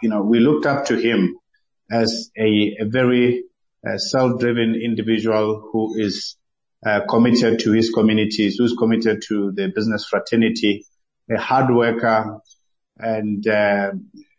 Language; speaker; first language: English; non-native, local second language; Southern Sotho